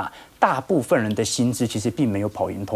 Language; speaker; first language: Chinese; native; Chinese